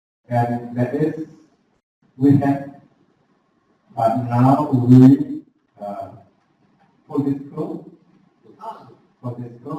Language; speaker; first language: English; non-native, learner; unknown